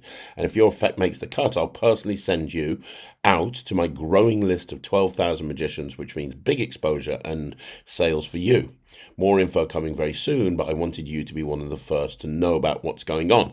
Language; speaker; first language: English; native; English